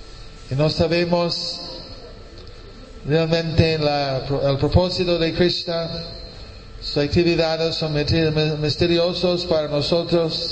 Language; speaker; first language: Spanish; non-native, fluent; English